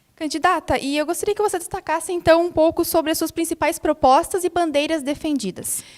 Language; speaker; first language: Portuguese; native; Portuguese